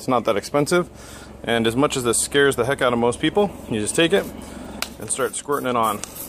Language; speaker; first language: English; native; English